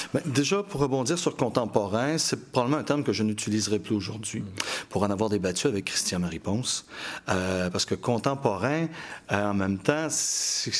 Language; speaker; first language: French; native; French